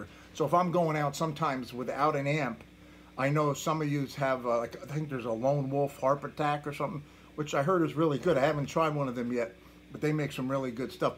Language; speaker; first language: English; native; English